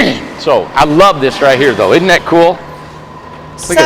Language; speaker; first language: English; native; English